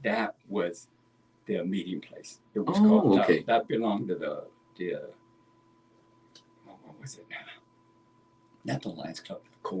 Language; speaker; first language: English; native; English